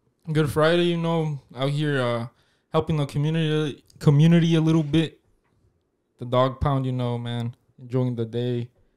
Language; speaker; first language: English; early bilingual, other home language; Spanish